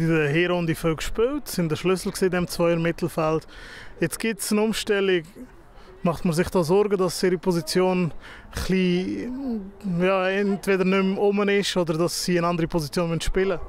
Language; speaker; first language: German; native; German